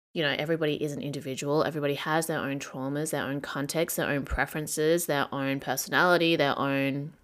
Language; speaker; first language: English; native; English